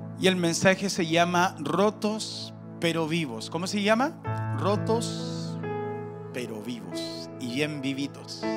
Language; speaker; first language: Spanish; native; Spanish